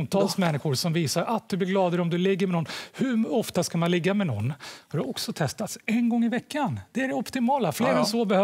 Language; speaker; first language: Swedish; native; Swedish